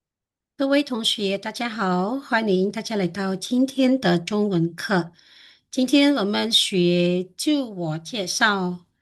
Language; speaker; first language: Chinese; non-native, fluent; Khmer